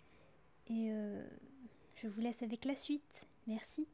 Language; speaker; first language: French; non-native, local second language; Arabic